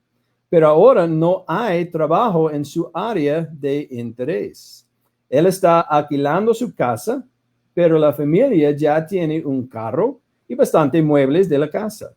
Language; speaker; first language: Spanish; non-native, fluent; English